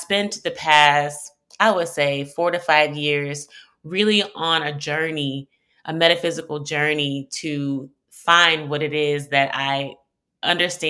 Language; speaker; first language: English; native; English